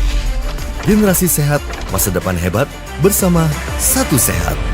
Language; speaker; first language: Indonesian; native; Indonesian